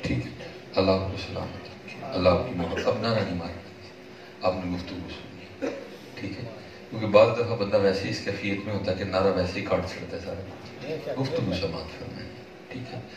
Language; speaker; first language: Urdu; non-native, local second language; Punjabi